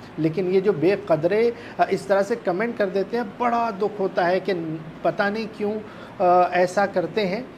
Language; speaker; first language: Urdu; native; Urdu